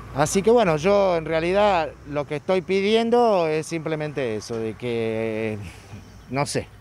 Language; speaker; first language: Spanish; native; Spanish